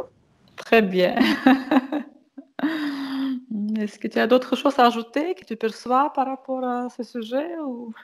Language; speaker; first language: French; non-native, fluent; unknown